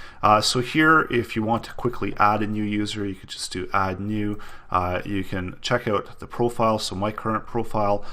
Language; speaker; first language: English; native; English